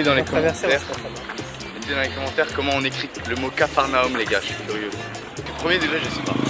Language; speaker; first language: French; native; French